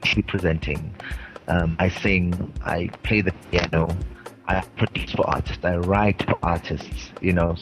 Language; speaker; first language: English; non-native, local second language; Zulu